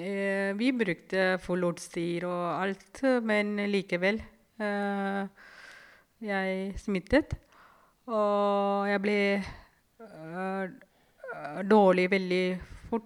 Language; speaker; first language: Norwegian; non-native, fluent; Tamil